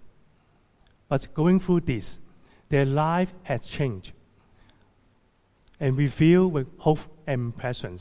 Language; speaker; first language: English; non-native, local second language; Cantonese